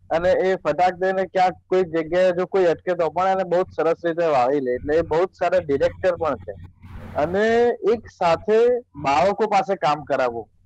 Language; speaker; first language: Gujarati; native; Gujarati